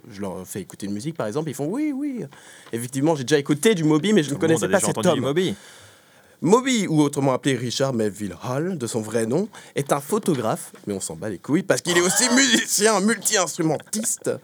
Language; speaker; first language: French; native; French